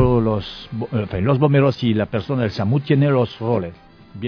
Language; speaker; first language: Spanish; non-native, learner; French